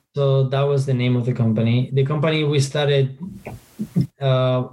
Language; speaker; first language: English; non-native, fluent; Spanish